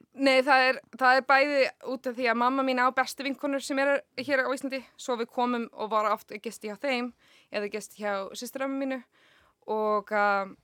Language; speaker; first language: Icelandic; non-native, fluent; English